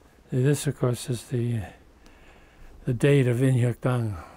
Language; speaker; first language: English; native; English